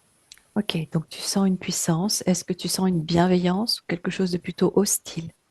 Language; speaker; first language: French; native; French